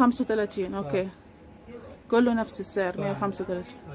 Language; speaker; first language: Arabic; native; Arabic